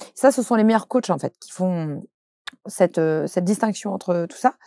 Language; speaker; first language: French; native; French